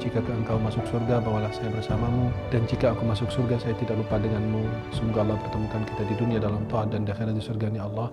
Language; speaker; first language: Indonesian; non-native, fluent; Arabic